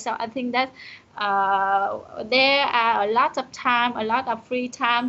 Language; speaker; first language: English; non-native, learner; Vietnamese